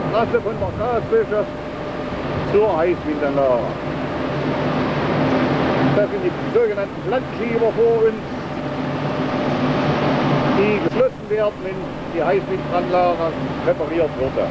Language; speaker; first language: German; native; German